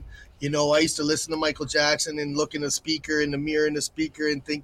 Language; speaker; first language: English; native; English